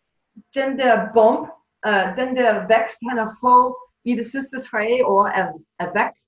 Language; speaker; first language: Danish; non-native, fluent; English